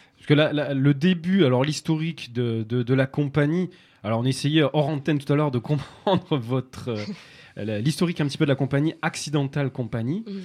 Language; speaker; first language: French; native; French